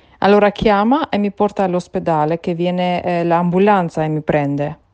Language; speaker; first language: Italian; non-native, learner; Albanian